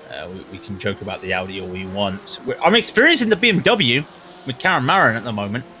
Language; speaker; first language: English; native; English